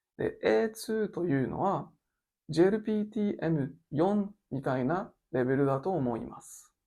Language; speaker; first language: Japanese; non-native, learner; French